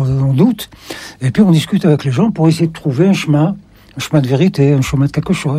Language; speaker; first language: French; non-native, local second language; Arabic